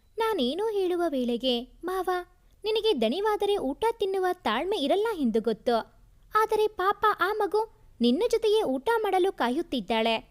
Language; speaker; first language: Kannada; native; Kannada